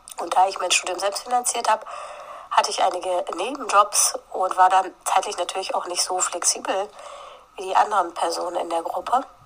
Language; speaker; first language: German; early bilingual, other home language; Turkish